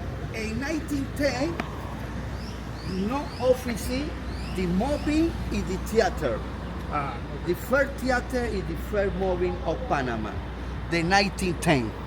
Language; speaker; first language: English; non-native, learner; Spanish